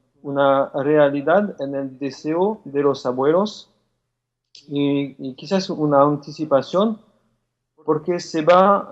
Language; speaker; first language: Spanish; non-native, fluent; French